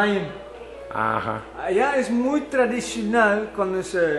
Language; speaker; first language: Spanish; non-native, fluent; Dutch